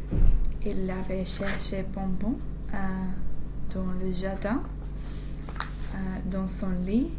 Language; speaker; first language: French; non-native, learner; English